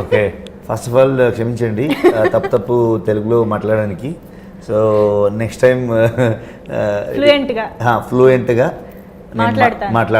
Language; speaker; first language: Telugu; non-native, learner; Kannada